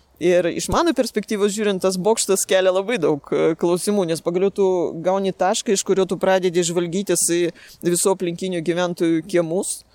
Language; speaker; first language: Lithuanian; non-native, local second language; Russian